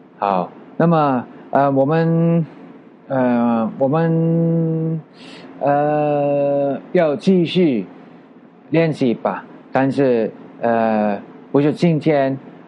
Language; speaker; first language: Chinese; non-native, learner; Filipino